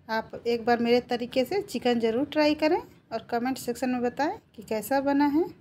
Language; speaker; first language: Hindi; native; Hindi